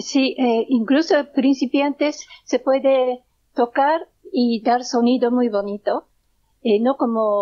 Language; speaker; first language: Spanish; non-native, learner; Japanese